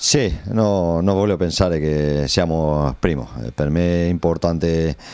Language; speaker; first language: Italian; non-native, learner; Spanish